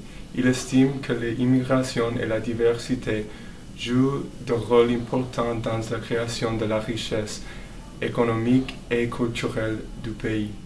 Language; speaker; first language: French; non-native, learner; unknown